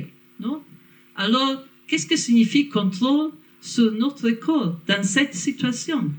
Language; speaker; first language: French; non-native, fluent; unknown